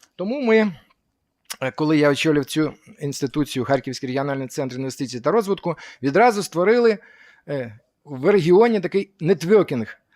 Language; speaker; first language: Ukrainian; native; Ukrainian